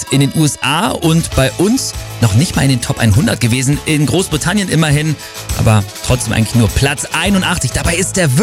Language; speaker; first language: German; native; German